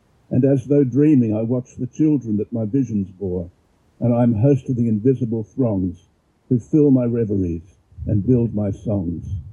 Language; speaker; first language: English; native; English